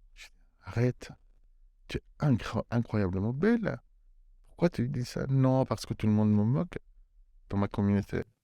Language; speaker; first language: French; non-native, fluent; Persian